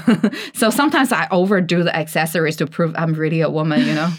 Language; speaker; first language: English; non-native, fluent; Chinese